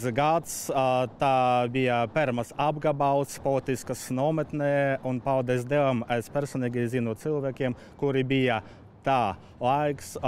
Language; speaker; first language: Latvian; non-native, fluent; Russian